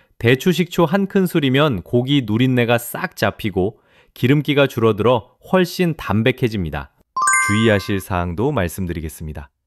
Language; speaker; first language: Korean; native; Korean